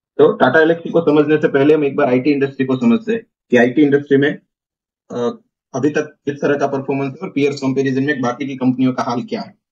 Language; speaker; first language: Hindi; non-native, local second language; Gujarati